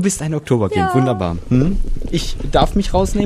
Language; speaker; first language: German; native; German